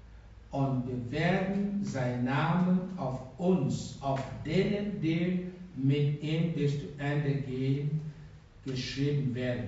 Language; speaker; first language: German; non-native, fluent; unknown